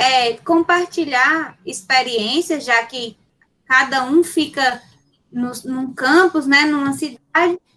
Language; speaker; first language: Portuguese; native; Portuguese